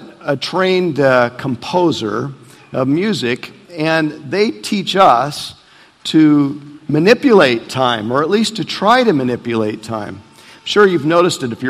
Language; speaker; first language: English; native; English